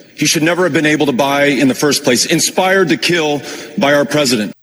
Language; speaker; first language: English; native; English